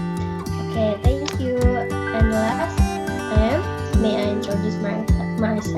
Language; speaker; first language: English; non-native, learner; Indonesian